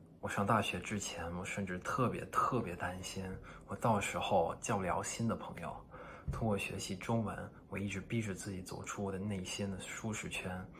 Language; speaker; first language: Chinese; non-native, fluent; English